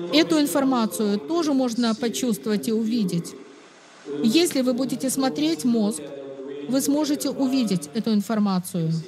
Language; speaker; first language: Russian; native; Russian